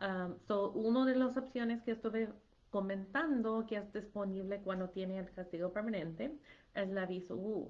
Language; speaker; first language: Spanish; non-native, fluent; English